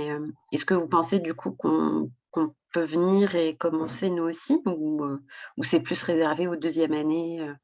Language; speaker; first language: French; native; French